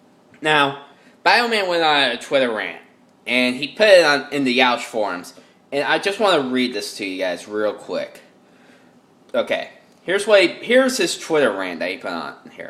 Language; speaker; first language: English; native; English